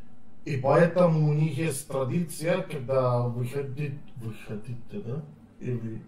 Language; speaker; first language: Russian; non-native, learner; Serbian